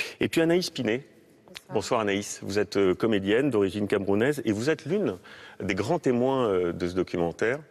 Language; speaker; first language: French; native; French